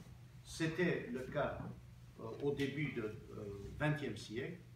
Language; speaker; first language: French; non-native, local second language; Armenian